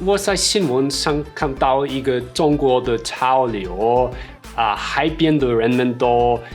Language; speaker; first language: Chinese; non-native, fluent; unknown